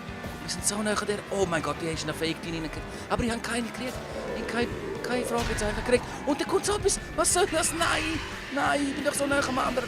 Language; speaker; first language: German; native; German